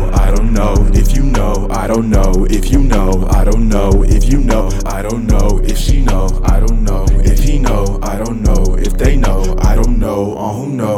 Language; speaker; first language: English; native; English